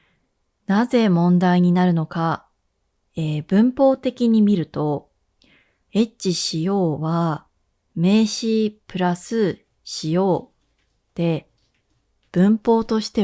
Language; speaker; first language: Japanese; native; Japanese